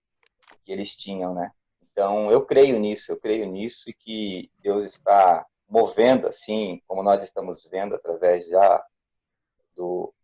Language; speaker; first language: Portuguese; native; Portuguese